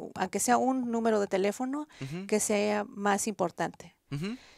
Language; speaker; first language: Spanish; early bilingual, heritage; Spanish